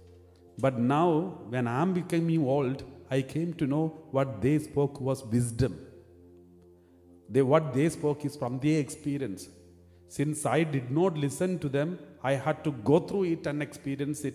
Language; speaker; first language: English; non-native, local second language; Malayalam